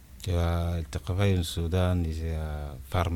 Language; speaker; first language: French; non-native, learner; Arabic